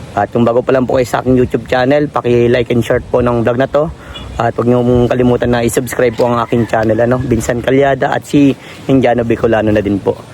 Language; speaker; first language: Filipino; non-native, local second language; Bikol